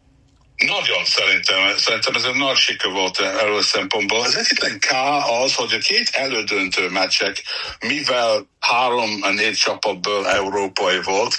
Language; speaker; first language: Hungarian; non-native, learner; English